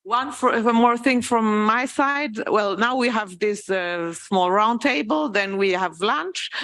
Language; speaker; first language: English; non-native, fluent; Italian